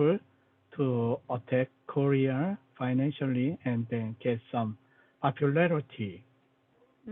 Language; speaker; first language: English; non-native, learner; Korean